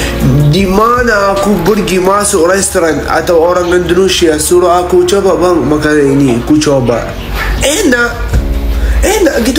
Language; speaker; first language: Indonesian; non-native, fluent; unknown